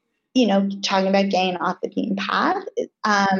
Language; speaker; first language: English; native; English